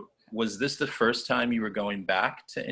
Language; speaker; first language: English; native; English